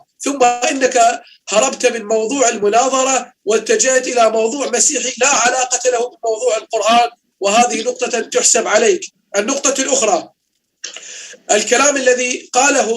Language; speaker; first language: Arabic; native; Arabic